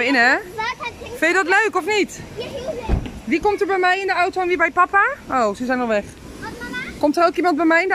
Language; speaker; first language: Dutch; native; Dutch